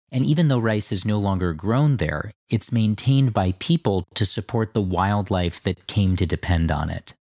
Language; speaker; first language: English; native; English